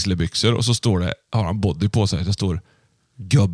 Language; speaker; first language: Swedish; native; Swedish